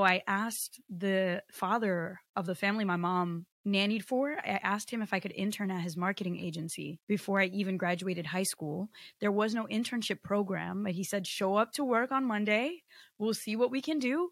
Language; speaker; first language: English; early bilingual, other home language; Portuguese